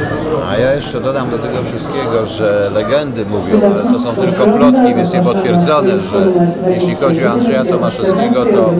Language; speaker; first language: Polish; native; Polish